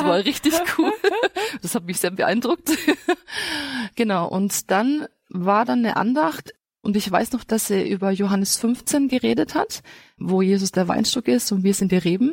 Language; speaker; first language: German; native; German